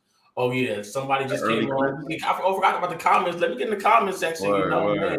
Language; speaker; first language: English; native; English